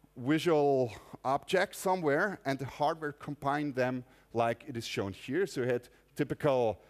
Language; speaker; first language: English; non-native, fluent; German